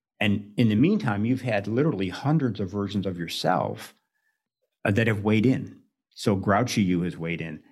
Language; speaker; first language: English; native; English